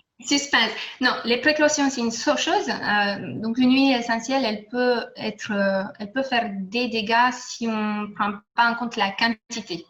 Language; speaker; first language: French; non-native, fluent; Romanian